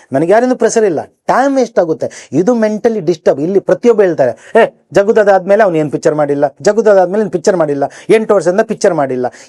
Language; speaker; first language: Kannada; native; Kannada